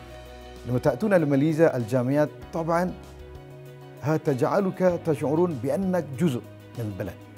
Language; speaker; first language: Arabic; non-native, fluent; Malay